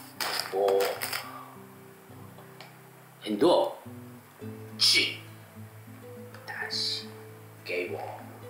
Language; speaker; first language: Chinese; non-native, learner; Japanese